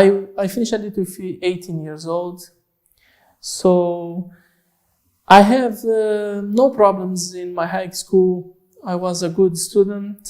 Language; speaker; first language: English; non-native, learner; Portuguese